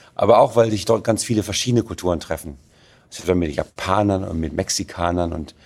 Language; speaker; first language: German; native; German